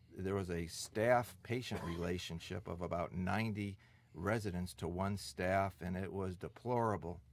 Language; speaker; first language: English; native; English